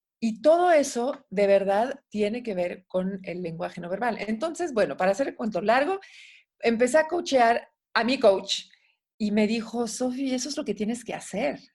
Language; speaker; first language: Spanish; non-native, fluent; French